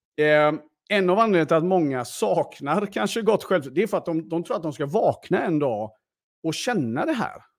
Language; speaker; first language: Swedish; early bilingual, other home language; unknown